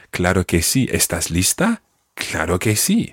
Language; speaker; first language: Spanish; non-native, fluent; English